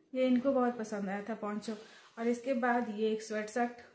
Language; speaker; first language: Hindi; native; Hindi